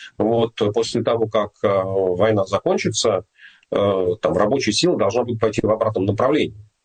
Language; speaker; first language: Russian; native; Russian